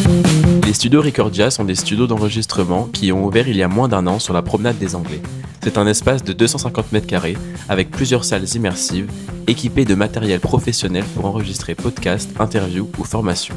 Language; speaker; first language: French; native; French